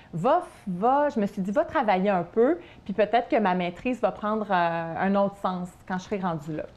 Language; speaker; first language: French; native; French